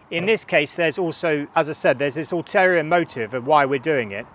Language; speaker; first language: English; native; English